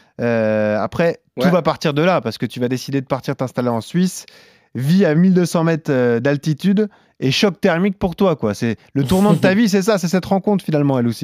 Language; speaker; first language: French; native; French